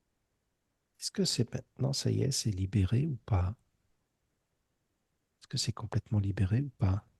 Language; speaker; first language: French; native; French